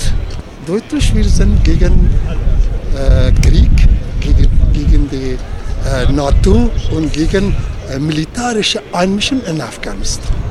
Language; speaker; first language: German; non-native, learner; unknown